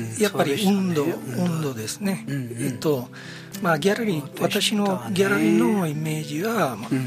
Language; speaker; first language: Japanese; non-native, fluent; Italian